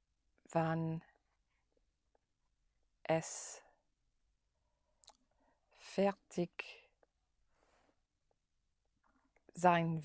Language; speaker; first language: German; non-native, learner; English